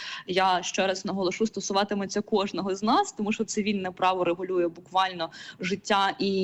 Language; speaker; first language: Ukrainian; native; Ukrainian